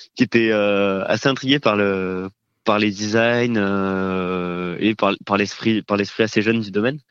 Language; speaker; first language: French; native; French